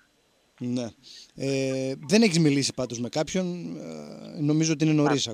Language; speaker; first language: Greek; native; Greek